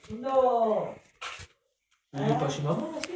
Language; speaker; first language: French; native; French